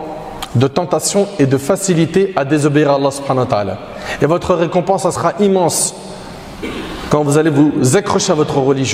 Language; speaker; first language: French; native; French